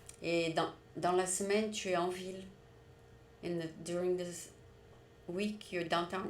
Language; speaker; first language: French; native; French